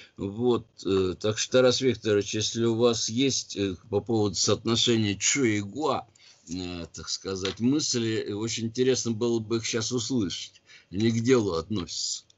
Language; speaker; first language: Russian; native; Russian